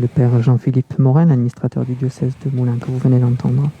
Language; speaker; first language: French; native; French